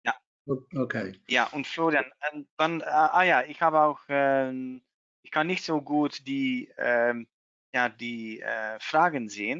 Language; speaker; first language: German; non-native, learner; Dutch